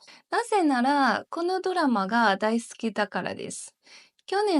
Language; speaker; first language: Japanese; non-native, learner; Chinese